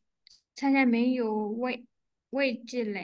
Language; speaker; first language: Chinese; non-native, learner; Thai